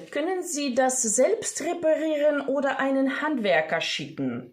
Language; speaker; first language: German; non-native, fluent; Ukrainian